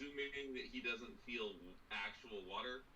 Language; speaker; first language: English; native; English